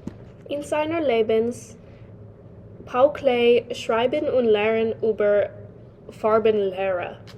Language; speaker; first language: German; non-native, learner; English